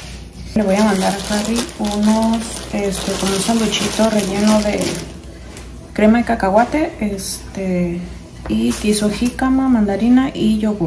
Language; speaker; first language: Spanish; native; Spanish